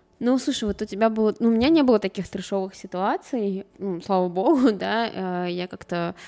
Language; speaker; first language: Russian; early bilingual, other home language; Armenian